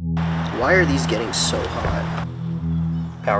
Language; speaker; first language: English; native; English